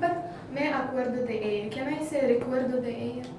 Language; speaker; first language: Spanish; non-native, learner; Russian